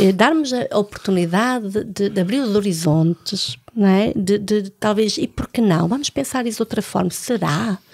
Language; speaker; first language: Portuguese; early bilingual, other home language; French